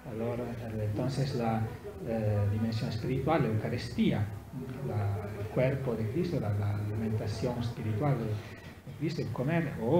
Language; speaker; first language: Spanish; non-native, learner; Italian